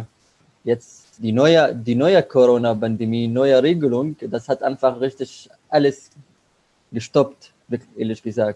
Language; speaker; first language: German; non-native, learner; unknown